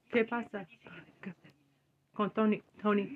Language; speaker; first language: Spanish; non-native, learner; English